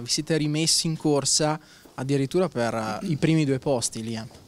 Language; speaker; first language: Italian; native; Italian